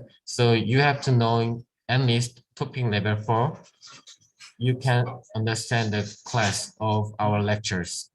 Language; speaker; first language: English; non-native, learner; Korean